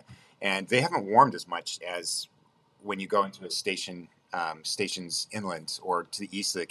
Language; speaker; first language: English; native; English